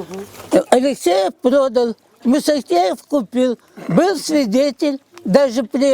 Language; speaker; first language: Russian; native; Russian